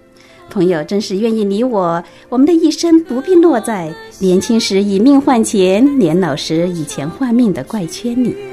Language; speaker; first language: Chinese; native; Chinese